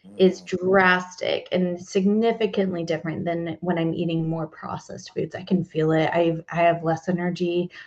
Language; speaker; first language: English; native; English